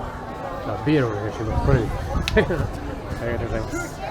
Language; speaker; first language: Japanese; non-native, learner; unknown